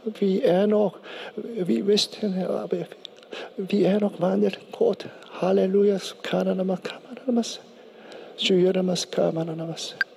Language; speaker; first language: German; non-native, learner; Korean